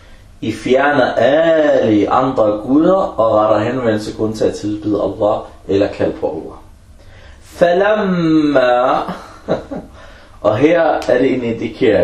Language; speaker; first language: Danish; early bilingual, other home language; Arabic